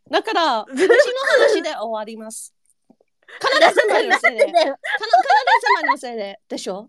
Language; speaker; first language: Japanese; non-native, learner; English